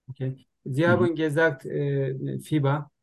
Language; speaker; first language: German; non-native, learner; Turkish